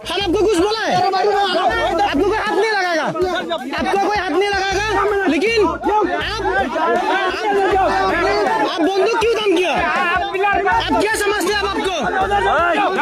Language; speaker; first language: Hindi; non-native, learner; Bangla